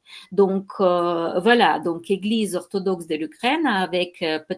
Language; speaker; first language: French; non-native, fluent; Ukrainian